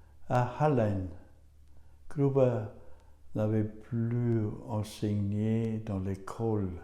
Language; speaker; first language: French; non-native, learner; German